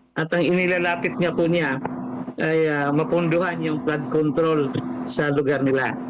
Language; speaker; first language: Filipino; non-native, local second language; Cebuano